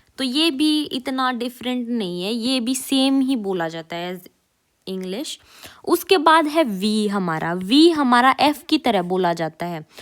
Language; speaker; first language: Hindi; native; Hindi